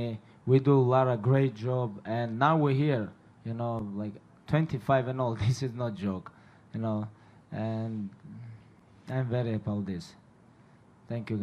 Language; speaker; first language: English; non-native, fluent; Russian